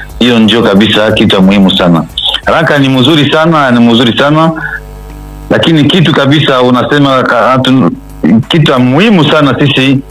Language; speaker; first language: Swahili; non-native, local second language; Kinyarwanda